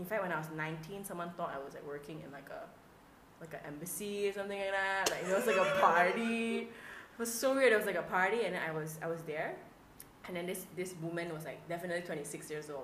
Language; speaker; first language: English; non-native, local second language; Chinese